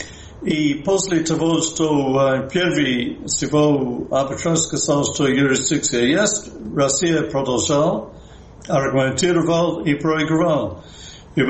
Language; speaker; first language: Russian; non-native, fluent; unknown